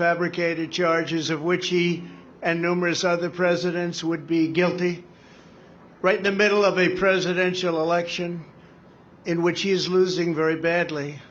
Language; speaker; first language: English; native; English